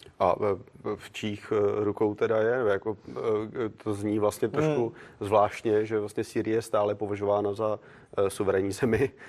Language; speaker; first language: Czech; native; Czech